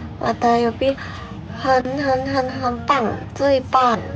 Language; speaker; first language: Chinese; non-native, learner; Thai